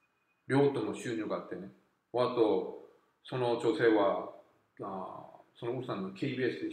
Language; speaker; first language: Japanese; non-native, fluent; Korean